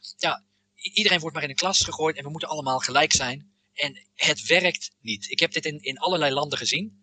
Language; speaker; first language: Dutch; non-native, fluent; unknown